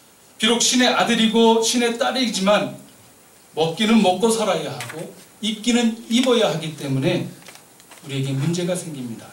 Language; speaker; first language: Korean; native; Korean